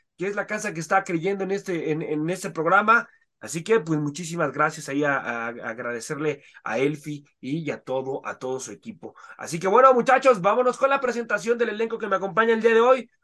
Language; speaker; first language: Spanish; native; Spanish